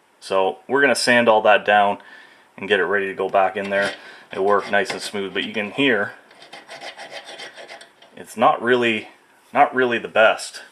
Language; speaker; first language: English; native; English